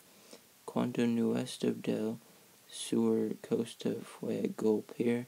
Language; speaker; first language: Spanish; non-native, learner; English